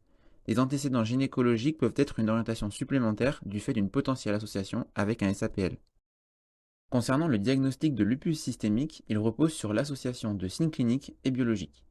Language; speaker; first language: French; native; French